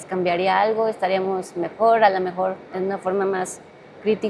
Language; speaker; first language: Spanish; native; Spanish